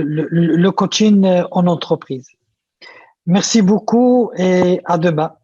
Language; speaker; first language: French; non-native, local second language; Arabic